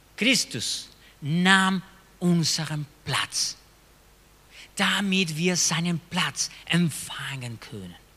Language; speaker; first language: German; non-native, fluent; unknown